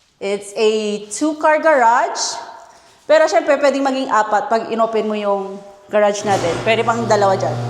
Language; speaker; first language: Filipino; native; Filipino